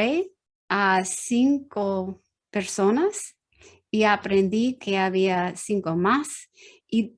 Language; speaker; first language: Spanish; non-native, learner; English